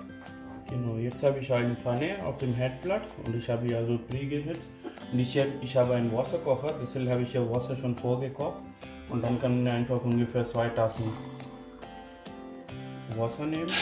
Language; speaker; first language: German; non-native, fluent; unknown